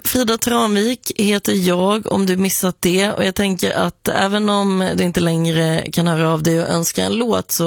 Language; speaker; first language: Swedish; native; Swedish